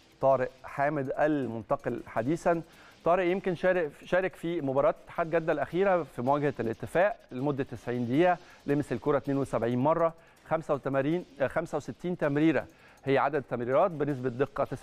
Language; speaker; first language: Arabic; native; Arabic